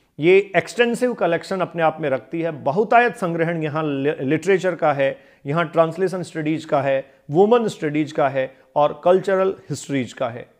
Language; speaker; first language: Hindi; native; Hindi